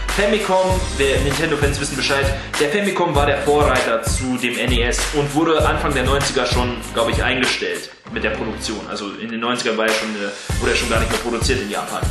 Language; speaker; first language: German; early bilingual, other home language; Russian